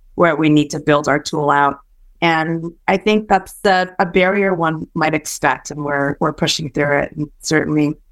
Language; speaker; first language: English; early bilingual, other home language; Min Nan Chinese